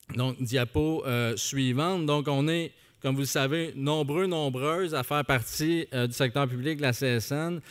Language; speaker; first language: French; native; French